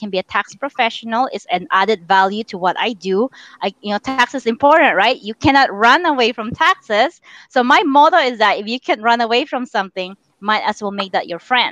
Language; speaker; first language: English; non-native, local second language; Min Nan Chinese